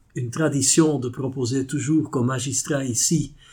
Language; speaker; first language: French; non-native, fluent; Dutch